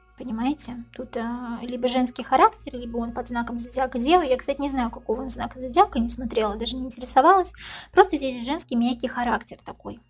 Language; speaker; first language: Russian; native; Russian